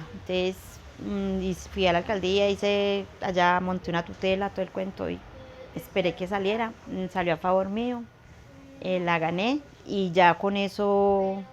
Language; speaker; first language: Spanish; native; Spanish